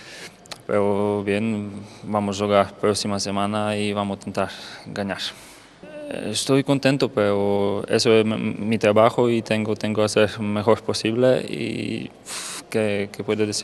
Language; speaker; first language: Spanish; non-native, learner; Polish